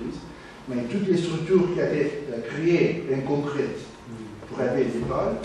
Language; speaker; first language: French; non-native, learner; Portuguese